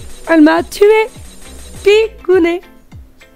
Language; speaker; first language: French; native; French